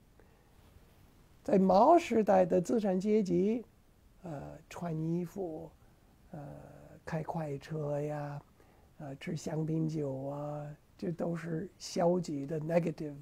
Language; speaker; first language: Chinese; non-native, fluent; English